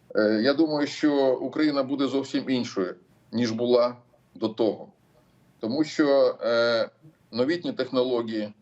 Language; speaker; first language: Ukrainian; non-native, local second language; Russian